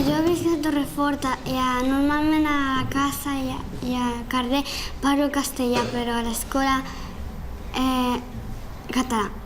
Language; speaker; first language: Catalan; non-native, local second language; Spanish